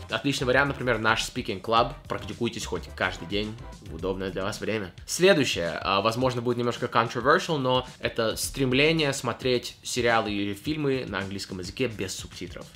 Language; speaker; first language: Russian; early bilingual, heritage; Russian